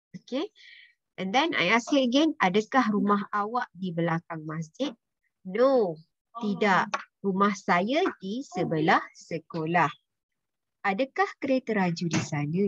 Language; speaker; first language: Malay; native; Malay